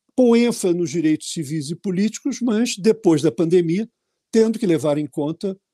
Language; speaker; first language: Portuguese; native; Portuguese